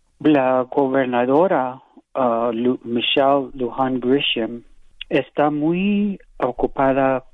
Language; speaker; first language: Spanish; early bilingual, heritage; English